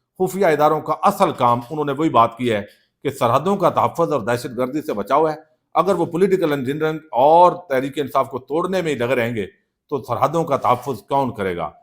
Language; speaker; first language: Urdu; non-native, local second language; Punjabi